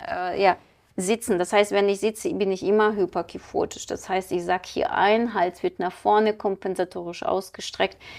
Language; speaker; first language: German; non-native, fluent; Ukrainian